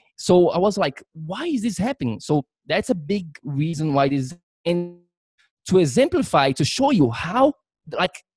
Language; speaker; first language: English; non-native, fluent; Portuguese